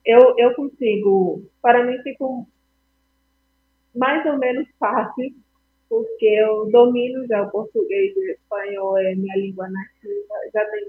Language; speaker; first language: Portuguese; non-native, fluent; Spanish